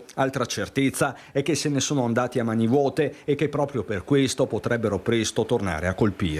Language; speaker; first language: Italian; native; Italian